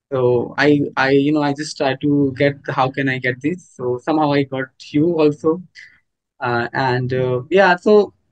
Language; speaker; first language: English; non-native, local second language; Hindi